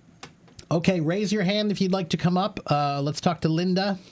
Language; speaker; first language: English; native; English